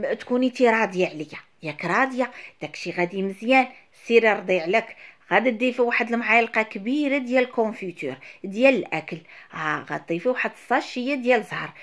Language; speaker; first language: Arabic; native; Arabic